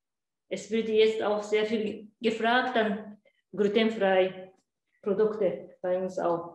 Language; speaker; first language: German; non-native, learner; Japanese